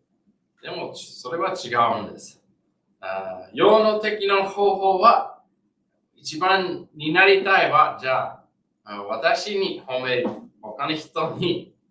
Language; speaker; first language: Japanese; non-native, fluent; English